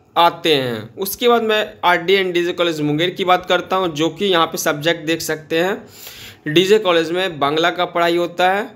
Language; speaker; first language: Hindi; native; Hindi